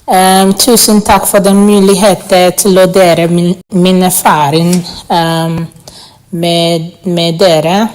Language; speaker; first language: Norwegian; non-native, learner; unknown